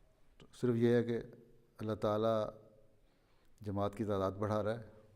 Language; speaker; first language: Urdu; native; Urdu